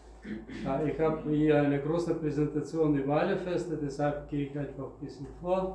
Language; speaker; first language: German; non-native, fluent; Russian